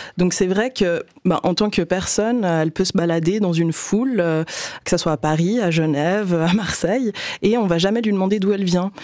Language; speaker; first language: French; native; French